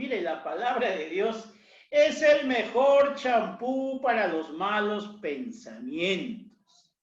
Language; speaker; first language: Spanish; native; Spanish